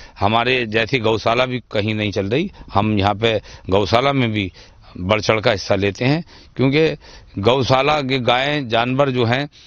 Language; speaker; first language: Hindi; native; Hindi